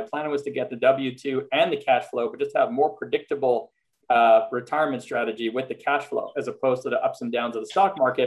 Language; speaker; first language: English; native; English